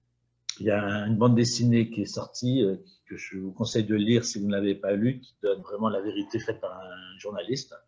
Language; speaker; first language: French; native; French